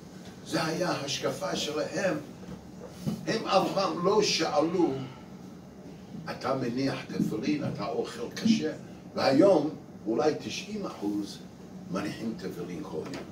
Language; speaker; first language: Hebrew; non-native, fluent; English